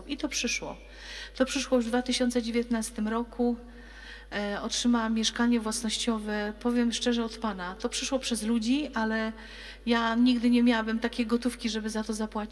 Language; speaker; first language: Polish; native; Polish